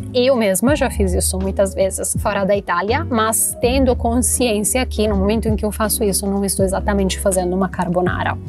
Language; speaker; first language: Portuguese; non-native, fluent; Italian